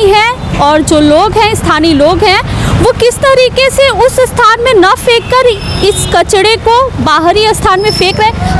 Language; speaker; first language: Hindi; native; Hindi